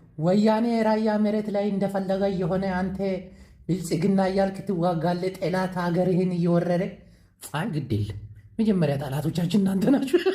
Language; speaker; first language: Amharic; non-native, local second language; Tigrinya